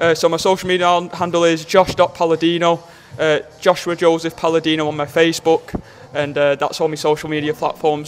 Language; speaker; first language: English; native; English